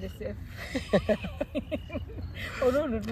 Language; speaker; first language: Turkish; non-native, fluent; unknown